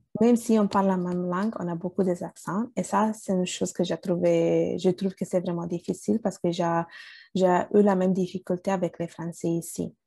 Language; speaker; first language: French; non-native, fluent; Bangla